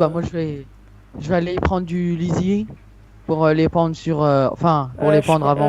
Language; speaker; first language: French; native; French